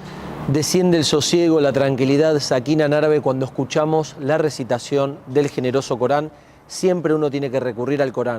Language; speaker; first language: Spanish; native; Spanish